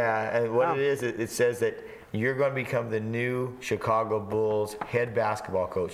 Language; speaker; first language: English; native; English